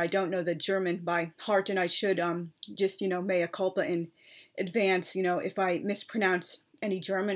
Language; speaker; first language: English; native; English